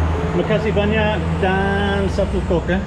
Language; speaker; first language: Indonesian; non-native, learner; English